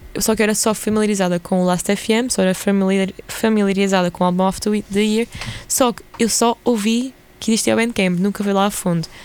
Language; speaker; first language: Portuguese; early bilingual, other home language; Ukrainian